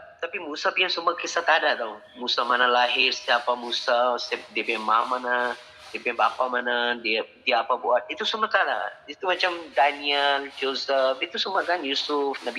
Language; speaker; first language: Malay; non-native, learner; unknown